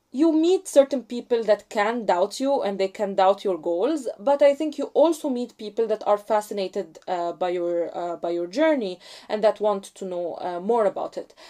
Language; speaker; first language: English; non-native, fluent; Arabic